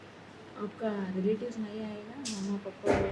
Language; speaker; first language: Hindi; non-native, local second language; Telugu